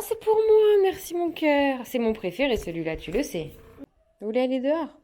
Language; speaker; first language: French; native; French